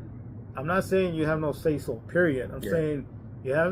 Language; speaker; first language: English; native; English